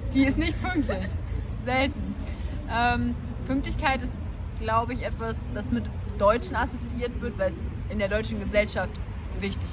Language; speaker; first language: German; native; German